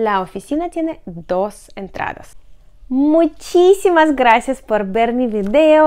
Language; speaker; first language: Spanish; non-native, fluent; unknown